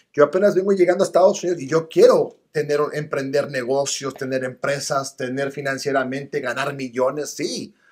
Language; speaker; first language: Spanish; early bilingual, other home language; English